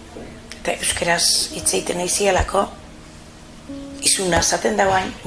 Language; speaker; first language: Basque; native; Basque